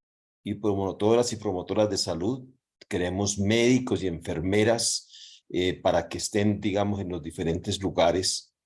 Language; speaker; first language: Spanish; native; Spanish